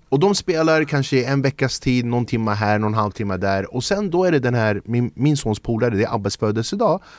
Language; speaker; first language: Swedish; early bilingual, other home language; Kurdish